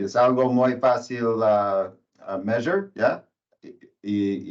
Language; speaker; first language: Spanish; non-native, learner; English